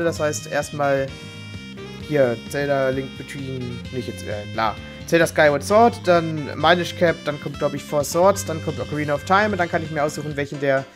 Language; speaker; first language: German; native; German